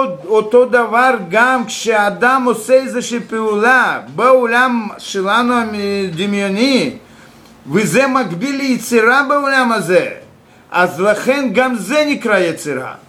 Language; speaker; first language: Hebrew; non-native, fluent; Russian